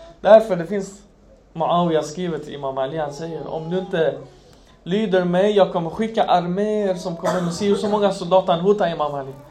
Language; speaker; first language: Swedish; non-native, fluent; Arabic